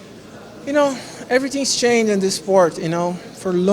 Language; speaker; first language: English; non-native, learner; Portuguese